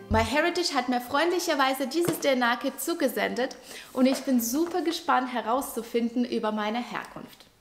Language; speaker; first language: German; non-native, fluent; Russian